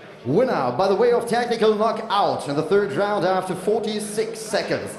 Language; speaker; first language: English; non-native, fluent; German